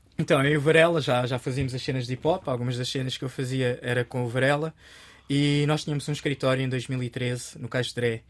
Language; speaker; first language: Portuguese; early bilingual, other home language; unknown